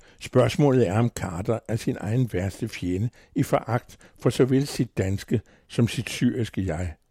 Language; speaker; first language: Danish; native; Danish